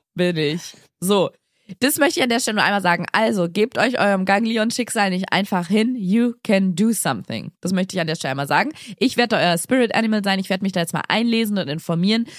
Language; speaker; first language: German; native; German